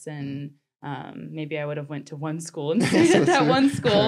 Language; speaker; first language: English; native; English